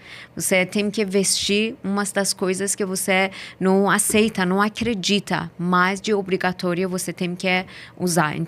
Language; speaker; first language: Portuguese; non-native, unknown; Persian